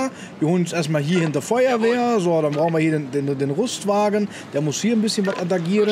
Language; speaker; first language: German; native; German